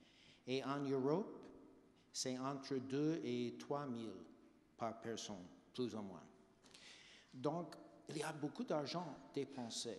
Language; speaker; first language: French; non-native, fluent; English